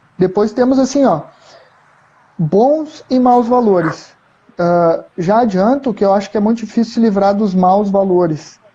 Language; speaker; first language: Portuguese; native; Portuguese